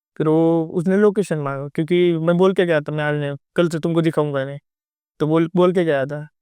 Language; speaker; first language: Hindi; non-native, local second language; Marathi